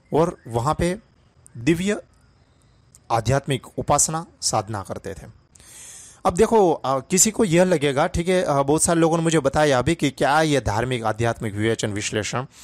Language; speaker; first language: Hindi; non-native, local second language; Gujarati